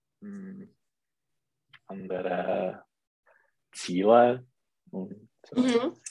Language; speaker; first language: German; non-native, learner; Czech